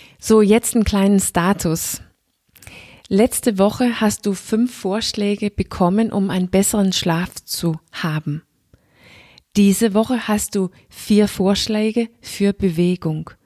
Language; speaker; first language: German; non-native, fluent; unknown